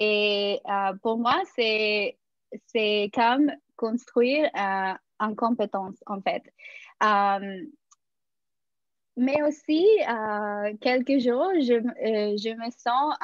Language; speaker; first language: French; non-native, fluent; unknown